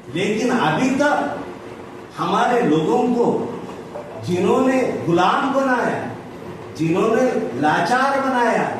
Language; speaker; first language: Hindi; non-native, local second language; Marathi